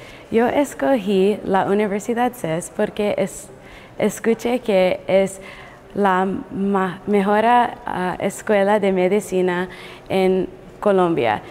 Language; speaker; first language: Spanish; non-native, learner; English